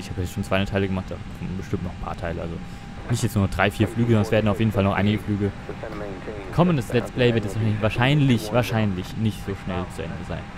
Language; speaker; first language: German; native; German